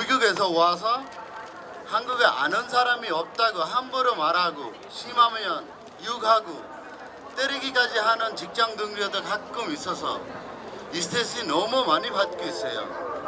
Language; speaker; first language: Korean; non-native, fluent; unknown